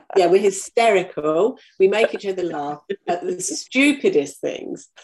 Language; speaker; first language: English; native; English